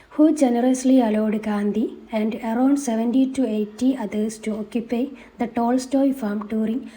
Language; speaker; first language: English; non-native, local second language; Malayalam